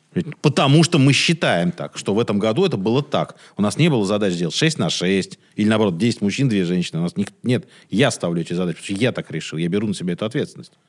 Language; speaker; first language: Russian; native; Russian